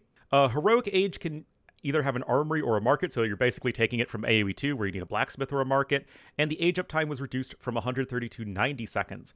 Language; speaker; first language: English; native; English